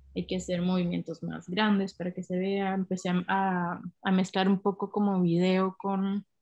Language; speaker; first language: Spanish; native; Spanish